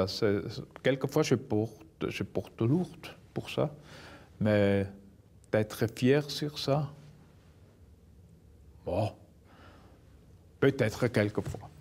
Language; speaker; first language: French; non-native, local second language; German